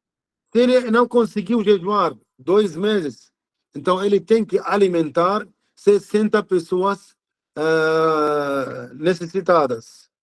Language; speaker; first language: Portuguese; non-native, learner; Arabic